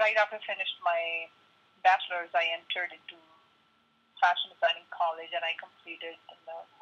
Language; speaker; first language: English; non-native, local second language; Hindi